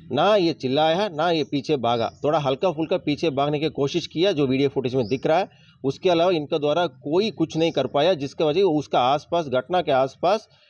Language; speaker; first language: Hindi; native; Hindi